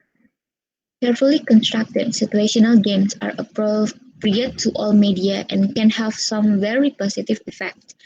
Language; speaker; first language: English; non-native, learner; Indonesian